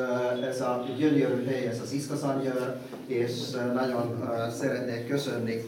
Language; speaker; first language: Hungarian; non-native, learner; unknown